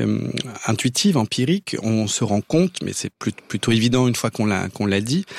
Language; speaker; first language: French; native; French